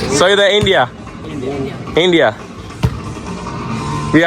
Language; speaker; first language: Spanish; non-native, learner; Malayalam